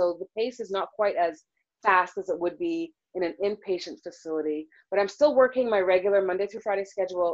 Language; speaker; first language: English; native; English